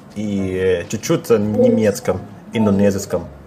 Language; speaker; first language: Russian; non-native, learner; Indonesian